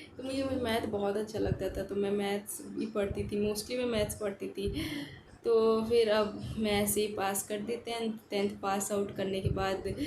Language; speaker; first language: Hindi; native; Hindi